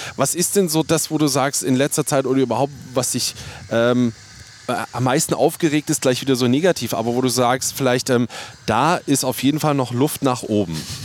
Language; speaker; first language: German; native; German